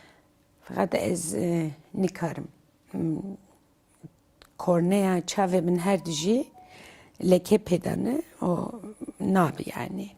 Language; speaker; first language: Kurdish; non-native, local second language; Turkish